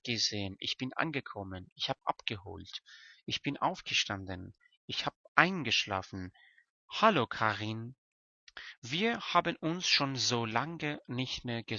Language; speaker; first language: German; non-native, fluent; Persian